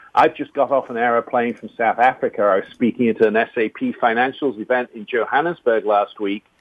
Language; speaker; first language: English; native; English